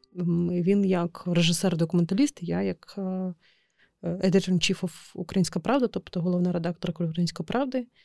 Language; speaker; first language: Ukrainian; non-native, local second language; Crimean Tatar